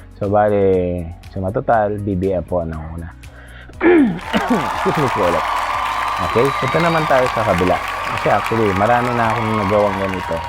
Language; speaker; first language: Filipino; non-native, local second language; Pampanga